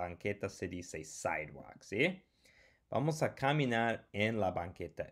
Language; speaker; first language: Spanish; non-native, fluent; English